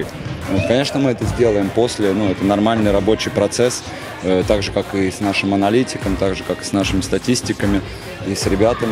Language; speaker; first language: Russian; native; Russian